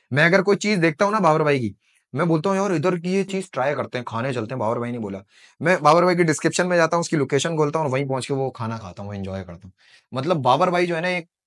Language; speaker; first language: Urdu; native; Urdu